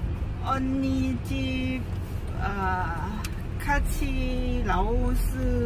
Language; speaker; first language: Korean; non-native, learner; Lao